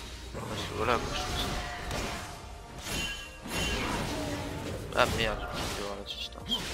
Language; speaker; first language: French; native; French